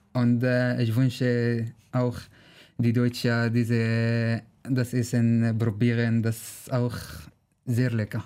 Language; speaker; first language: German; non-native, learner; Arabic